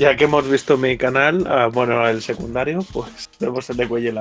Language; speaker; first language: Spanish; native; Spanish